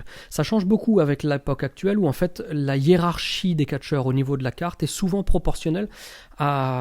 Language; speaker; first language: French; native; French